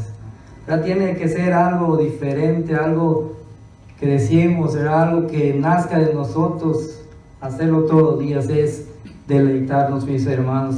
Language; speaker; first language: Spanish; early bilingual, other home language; English